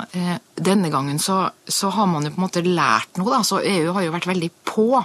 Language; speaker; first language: Norwegian; native; Norwegian